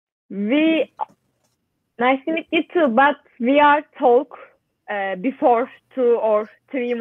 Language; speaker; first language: English; non-native, learner; Turkish